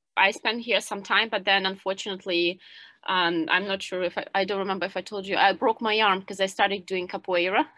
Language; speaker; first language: English; non-native, fluent; Ukrainian